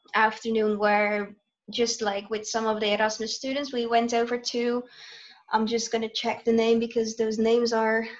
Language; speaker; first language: English; non-native, fluent; Dutch